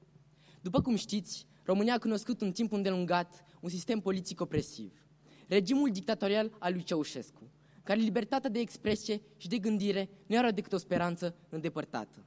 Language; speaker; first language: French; non-native, fluent; Romanian